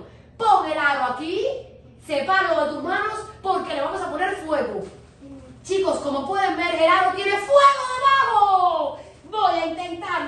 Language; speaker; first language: Spanish; native; Spanish